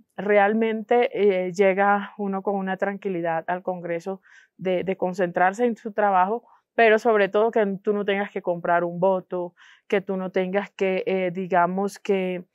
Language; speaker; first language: Spanish; non-native, local second language; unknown